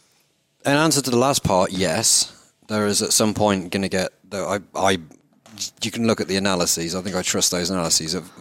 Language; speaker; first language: English; native; English